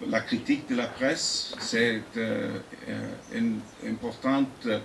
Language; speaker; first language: French; non-native, fluent; English